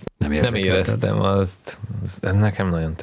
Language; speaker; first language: Hungarian; non-native, fluent; Russian